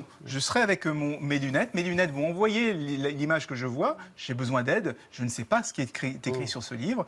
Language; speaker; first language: French; native; French